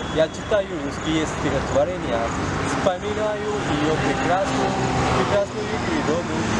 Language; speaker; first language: Russian; non-native, learner; Tamil